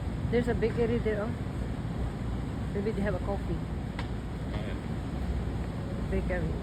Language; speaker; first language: English; non-native, local second language; Cebuano